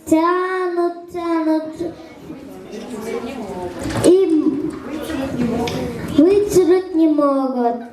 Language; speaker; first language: Russian; non-native, learner; Uzbek